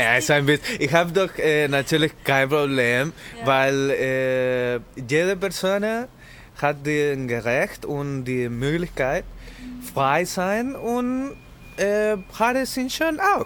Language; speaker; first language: German; non-native, learner; Spanish